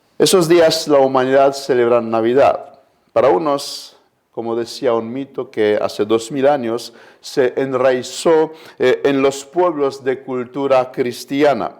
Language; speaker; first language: Spanish; non-native, fluent; Romanian